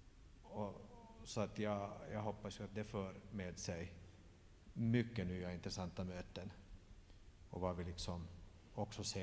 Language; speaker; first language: Swedish; native; Swedish